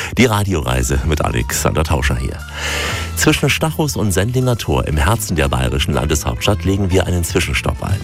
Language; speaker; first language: German; native; German